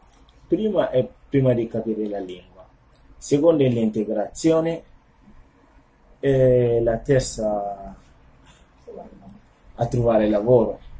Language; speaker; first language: Italian; non-native, learner; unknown